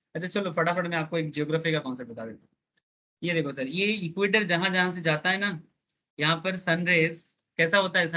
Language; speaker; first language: Hindi; non-native, local second language; Bangla